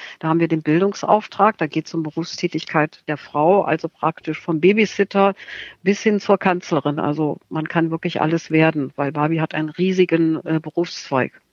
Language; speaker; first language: German; native; German